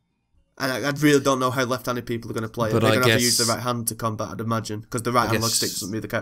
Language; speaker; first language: English; native; English